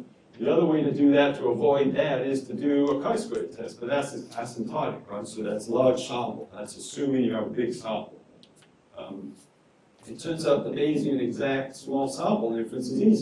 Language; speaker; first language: English; native; English